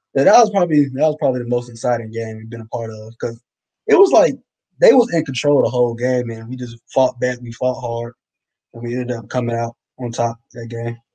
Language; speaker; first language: English; native; English